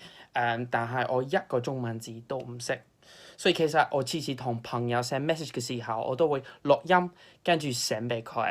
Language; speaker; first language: Cantonese; non-native, fluent; English